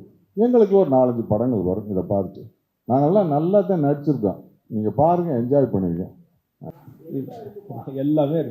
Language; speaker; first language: Tamil; native; Tamil